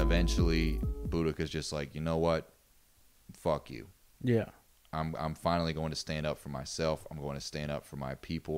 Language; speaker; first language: English; native; English